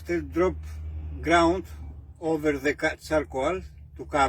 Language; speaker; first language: English; non-native, learner; Greek